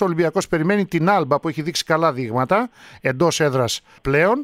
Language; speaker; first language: Greek; native; Greek